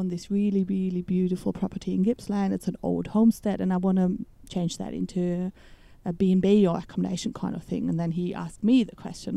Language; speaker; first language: English; non-native, fluent; German